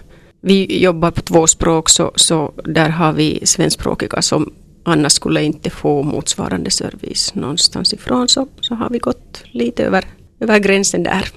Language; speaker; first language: Swedish; non-native, local second language; Finnish